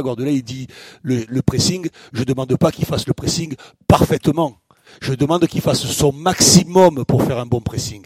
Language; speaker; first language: French; native; French